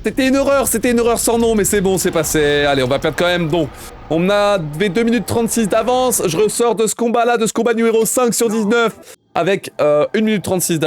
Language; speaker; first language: French; native; French